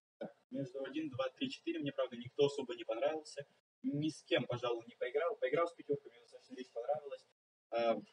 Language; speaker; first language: Russian; native; Russian